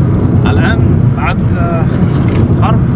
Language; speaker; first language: Arabic; non-native, learner; English